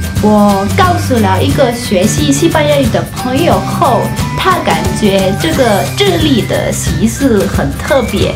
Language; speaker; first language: Chinese; non-native, fluent; Spanish